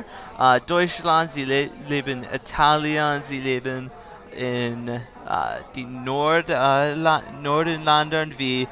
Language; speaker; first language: German; non-native, learner; English